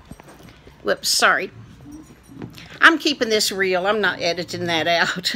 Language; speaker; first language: English; native; English